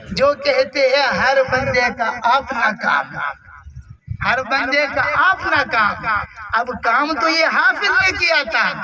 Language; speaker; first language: Urdu; non-native, local second language; Pashto